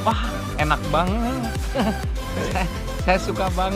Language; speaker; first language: Indonesian; non-native, local second language; Sundanese